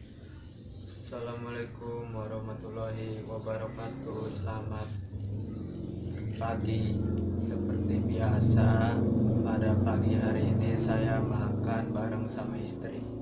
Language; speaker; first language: Indonesian; non-native, local second language; Sundanese